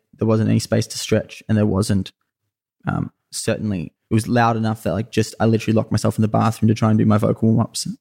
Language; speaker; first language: English; native; English